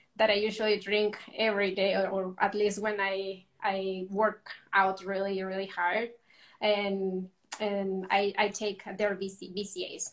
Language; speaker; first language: English; non-native, fluent; Spanish